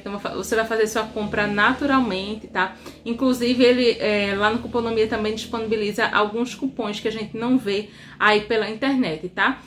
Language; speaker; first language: Portuguese; native; Portuguese